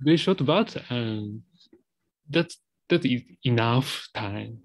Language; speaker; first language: English; non-native, learner; Japanese